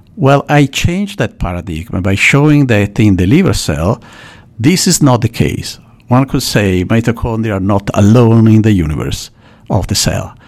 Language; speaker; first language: English; non-native, fluent; Italian